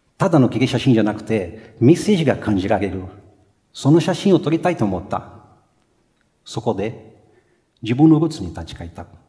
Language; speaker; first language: Japanese; non-native, fluent; Portuguese